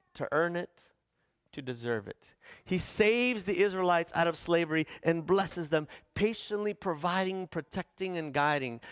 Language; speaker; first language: English; early bilingual, other home language; Spanish